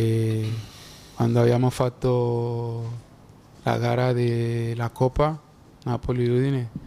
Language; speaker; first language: Italian; non-native, fluent; Spanish